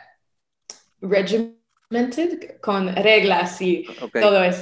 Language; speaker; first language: Spanish; non-native, learner; French